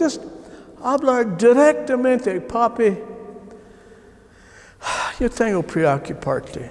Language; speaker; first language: Spanish; non-native, learner; English